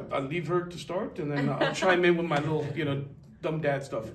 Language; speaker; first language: English; native; English